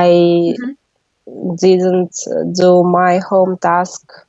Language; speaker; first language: English; non-native, learner; Russian